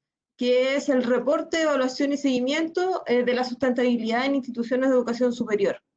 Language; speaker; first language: Spanish; native; Spanish